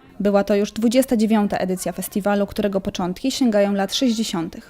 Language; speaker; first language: Polish; native; Polish